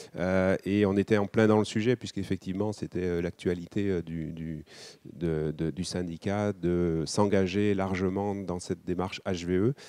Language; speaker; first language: French; native; French